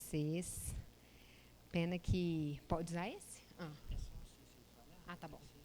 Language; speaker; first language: Portuguese; native; Portuguese